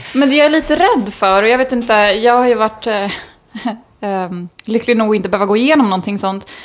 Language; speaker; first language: Swedish; native; Swedish